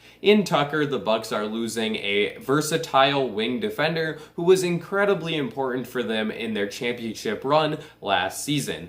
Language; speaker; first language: English; native; English